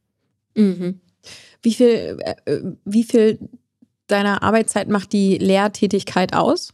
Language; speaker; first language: German; native; German